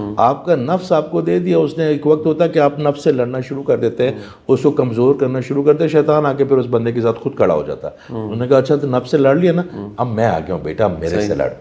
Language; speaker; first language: Urdu; non-native, local second language; Punjabi